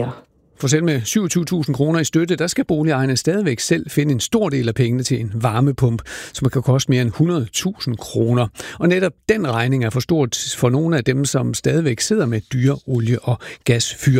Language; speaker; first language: Danish; native; Danish